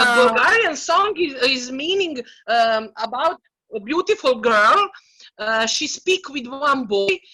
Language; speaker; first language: English; non-native, learner; Serbian